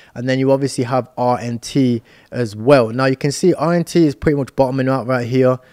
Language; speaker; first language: English; native; English